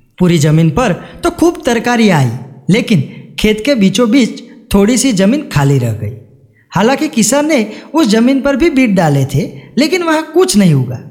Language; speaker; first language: Hindi; non-native, local second language; Gujarati